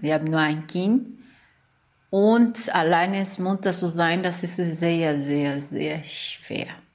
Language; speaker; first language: German; non-native, learner; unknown